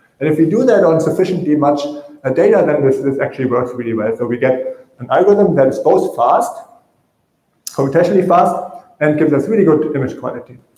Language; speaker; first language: English; non-native, fluent; German